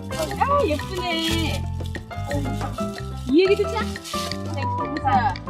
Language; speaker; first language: Korean; native; Korean